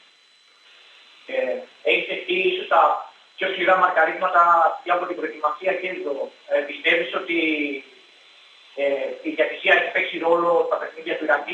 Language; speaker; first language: Greek; native; Greek